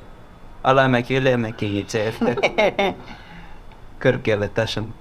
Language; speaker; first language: Finnish; non-native, learner; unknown